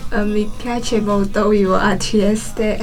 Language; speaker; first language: Italian; non-native, learner; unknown